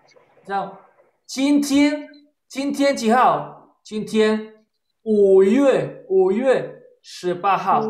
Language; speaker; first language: Chinese; non-native, fluent; Spanish